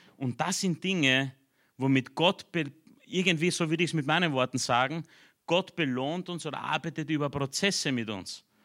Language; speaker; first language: German; early bilingual, other home language; Romanian